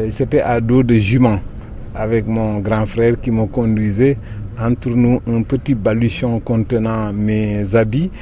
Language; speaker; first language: French; non-native, local second language; Wolof